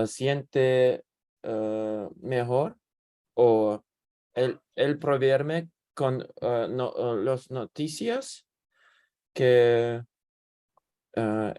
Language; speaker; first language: Spanish; non-native, learner; English